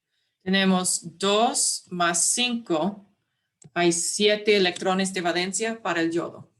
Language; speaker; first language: Spanish; early bilingual, heritage; English